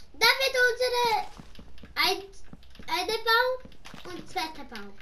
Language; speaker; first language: German; non-native, learner; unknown